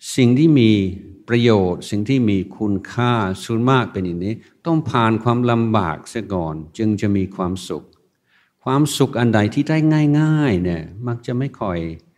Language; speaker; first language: Thai; non-native, fluent; English